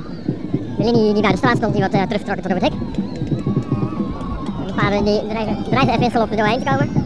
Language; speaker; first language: Dutch; native; Dutch